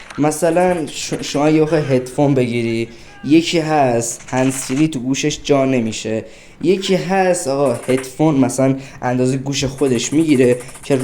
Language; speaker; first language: Persian; native; Persian